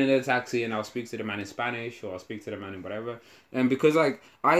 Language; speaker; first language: English; non-native, local second language; Shona